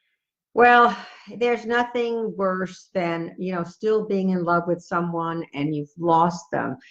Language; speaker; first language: English; native; English